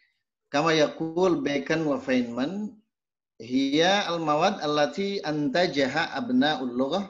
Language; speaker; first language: Arabic; non-native, fluent; Indonesian